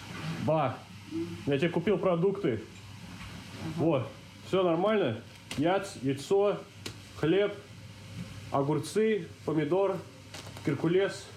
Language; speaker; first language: Russian; early bilingual, heritage; English